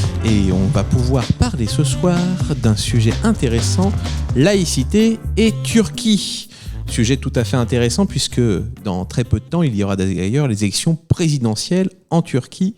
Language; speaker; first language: French; native; French